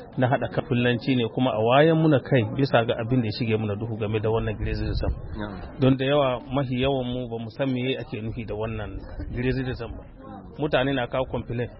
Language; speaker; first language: Hausa; non-native, local second language; Fula